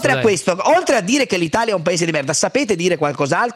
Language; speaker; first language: Italian; native; Italian